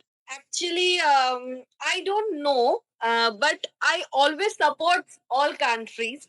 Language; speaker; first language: English; non-native, learner; Bangla